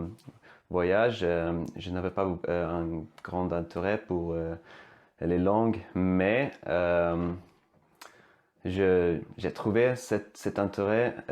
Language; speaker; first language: French; non-native, fluent; Swedish